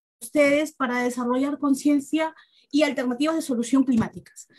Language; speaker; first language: Spanish; native; Spanish